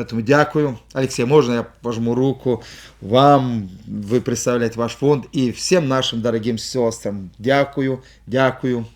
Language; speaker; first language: Ukrainian; non-native, local second language; Russian